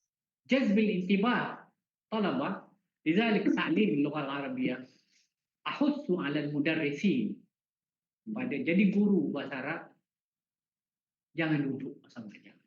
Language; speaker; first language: Arabic; non-native, fluent; Malay